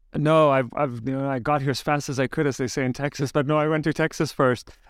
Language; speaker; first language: English; early bilingual, other home language; German